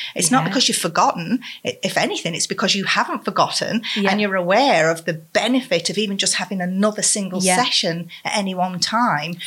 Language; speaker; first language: English; native; English